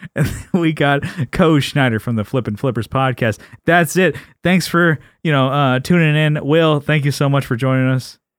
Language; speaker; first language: English; native; English